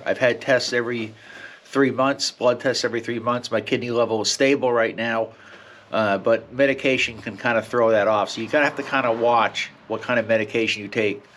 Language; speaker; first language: English; native; English